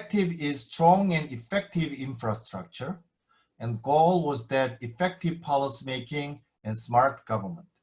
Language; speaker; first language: English; non-native, fluent; Korean